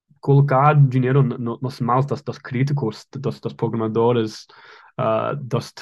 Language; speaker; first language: Portuguese; non-native, learner; English